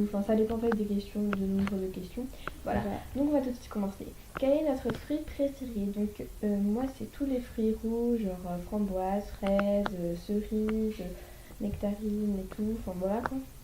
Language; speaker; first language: French; native; French